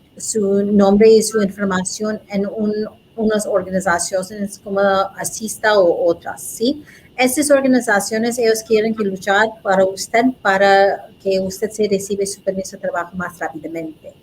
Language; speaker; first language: Spanish; non-native, learner; English